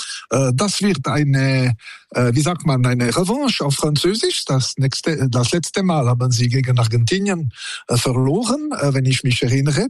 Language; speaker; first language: German; non-native, local second language; French